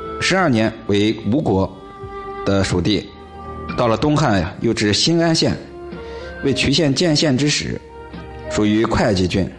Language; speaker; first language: Chinese; native; Chinese